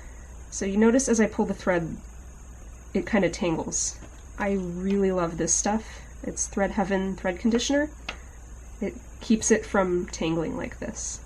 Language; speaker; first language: English; native; English